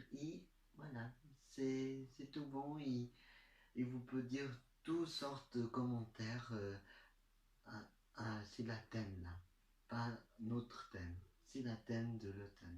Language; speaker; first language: French; non-native, learner; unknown